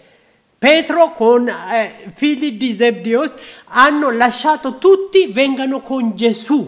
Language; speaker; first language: Italian; non-native, learner; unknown